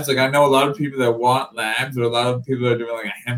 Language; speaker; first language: English; native; English